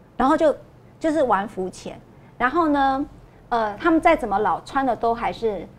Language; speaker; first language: Chinese; non-native, local second language; Min Nan Chinese